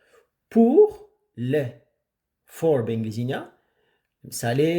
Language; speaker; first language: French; non-native, fluent; Amharic